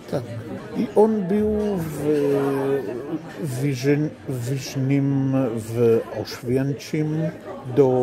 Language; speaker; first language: Polish; non-native, learner; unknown